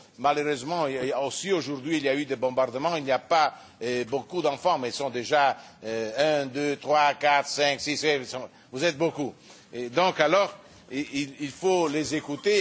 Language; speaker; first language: French; non-native, fluent; Italian